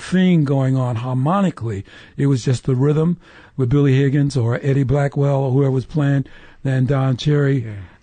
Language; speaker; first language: English; native; English